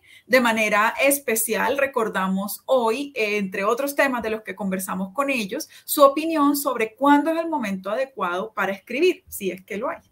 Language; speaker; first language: Spanish; native; Spanish